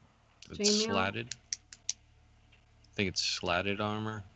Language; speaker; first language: English; native; English